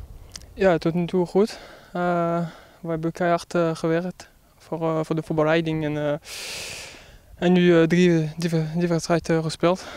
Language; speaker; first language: Dutch; non-native, fluent; French